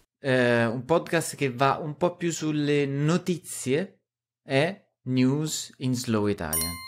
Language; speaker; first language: Italian; native; Italian